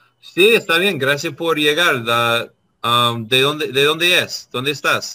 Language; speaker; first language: Spanish; non-native, learner; English